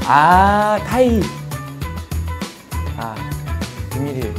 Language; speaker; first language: Korean; non-native, learner; Japanese